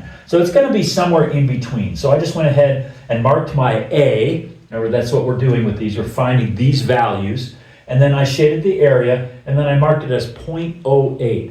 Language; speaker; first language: English; native; English